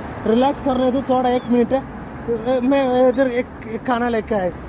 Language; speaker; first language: Hindi; non-native, local second language; Malayalam